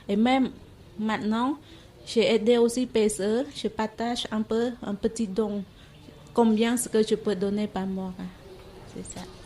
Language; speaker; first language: French; non-native, fluent; Khmer